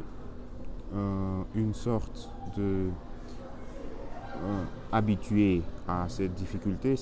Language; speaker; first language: French; non-native, learner; Spanish